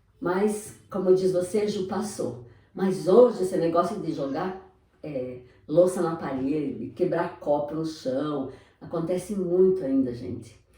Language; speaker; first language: Portuguese; native; Portuguese